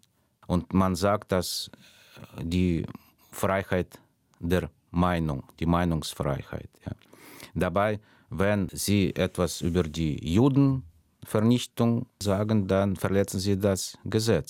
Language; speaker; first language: German; non-native, fluent; Russian